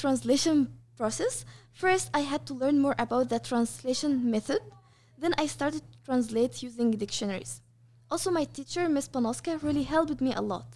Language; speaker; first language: English; non-native, fluent; Arabic